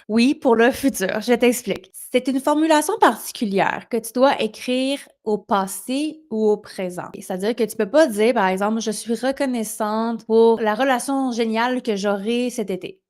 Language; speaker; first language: French; native; French